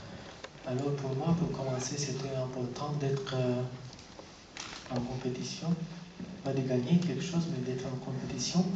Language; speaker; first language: French; non-native, fluent; Romanian